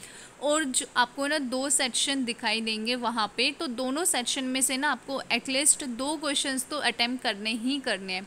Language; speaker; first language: Hindi; native; Hindi